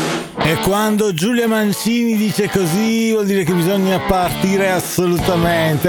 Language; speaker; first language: Italian; native; Italian